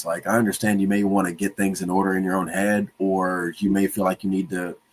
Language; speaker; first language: English; native; English